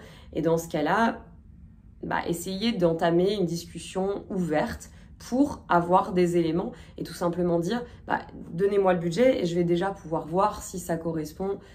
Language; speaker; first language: French; native; French